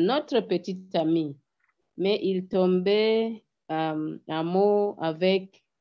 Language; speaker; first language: French; non-native, learner; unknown